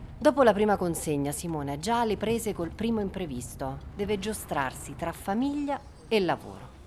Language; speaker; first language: Italian; native; Italian